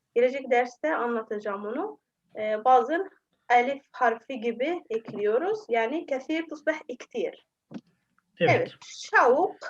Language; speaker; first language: Turkish; non-native, learner; Arabic